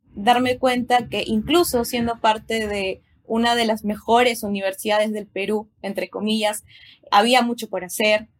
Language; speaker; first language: Spanish; native; Spanish